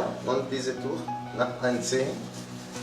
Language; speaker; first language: German; non-native, learner; Arabic